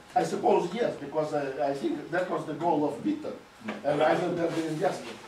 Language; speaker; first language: English; non-native, fluent; Russian